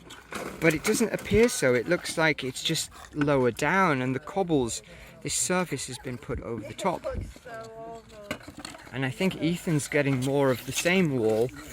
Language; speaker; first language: English; native; English